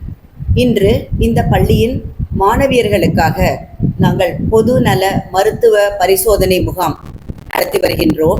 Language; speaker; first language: Tamil; native; Tamil